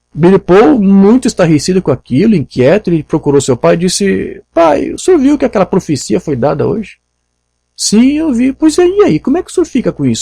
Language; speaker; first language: Portuguese; native; Portuguese